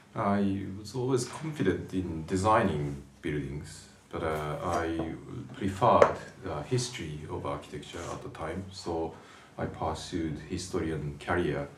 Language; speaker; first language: English; non-native, fluent; Japanese